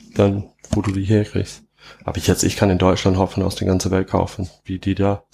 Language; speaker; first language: German; non-native, fluent; English